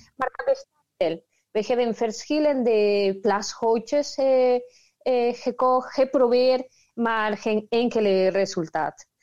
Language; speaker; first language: Dutch; non-native, learner; Spanish